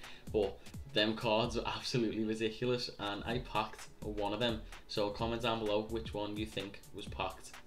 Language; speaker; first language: English; native; English